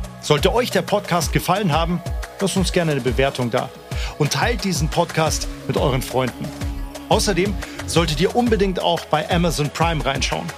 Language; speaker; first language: German; native; German